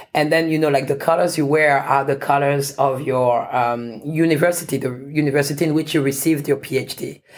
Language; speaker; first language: English; non-native, fluent; French